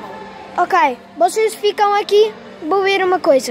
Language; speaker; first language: Portuguese; early bilingual, heritage; Portuguese